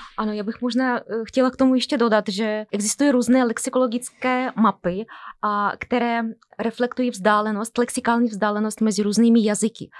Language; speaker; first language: Czech; non-native, fluent; Russian